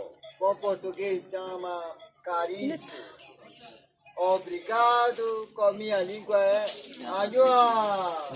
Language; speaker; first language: Portuguese; non-native, local second language; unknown